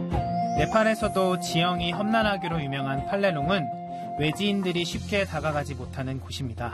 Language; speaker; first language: Korean; native; Korean